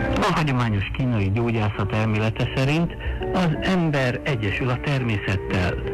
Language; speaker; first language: Hungarian; non-native, fluent; Chinese